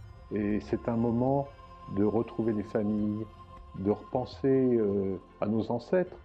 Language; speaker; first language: French; early bilingual, heritage; French